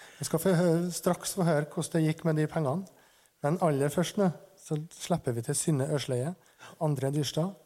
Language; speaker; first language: Norwegian; native; Norwegian